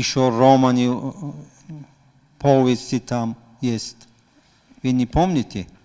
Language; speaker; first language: Russian; non-native, local second language; Tajik